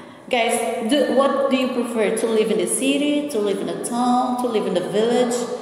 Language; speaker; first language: English; non-native, fluent; Portuguese